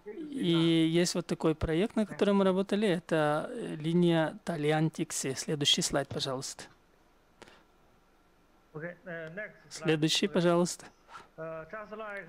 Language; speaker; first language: Russian; non-native, fluent; Chinese